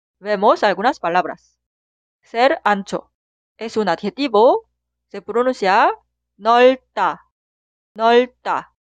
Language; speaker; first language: Spanish; non-native, fluent; Korean